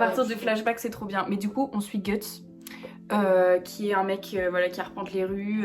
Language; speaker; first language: French; native; French